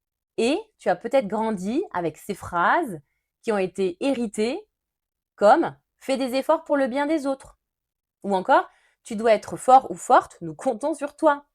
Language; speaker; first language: French; native; French